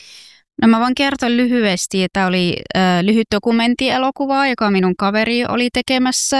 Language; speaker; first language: Finnish; non-native, fluent; Persian